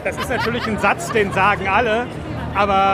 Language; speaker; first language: German; native; German